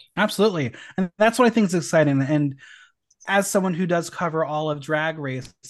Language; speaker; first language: English; native; English